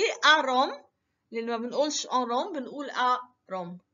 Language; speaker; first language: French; non-native, fluent; Arabic